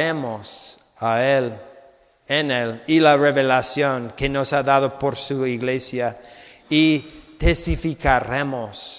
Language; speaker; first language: Spanish; non-native, fluent; English